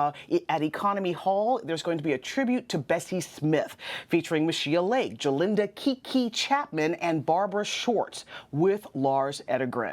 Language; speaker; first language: English; native; English